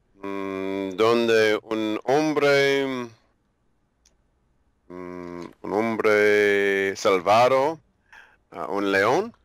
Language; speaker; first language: Spanish; non-native, learner; English